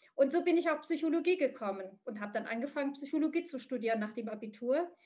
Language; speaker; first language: German; early bilingual, other home language; Arabic